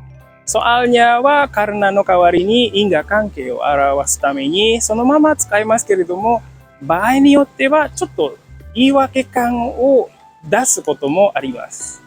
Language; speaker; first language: Japanese; non-native, fluent; Indonesian